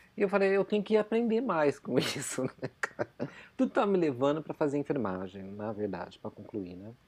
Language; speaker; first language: Portuguese; native; Portuguese